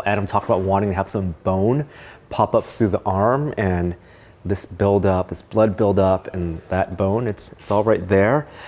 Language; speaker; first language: English; native; English